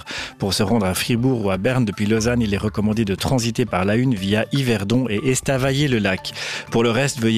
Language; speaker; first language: French; native; French